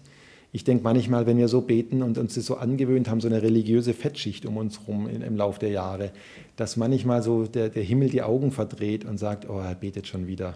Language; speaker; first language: German; native; German